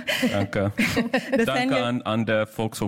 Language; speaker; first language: German; non-native, learner; English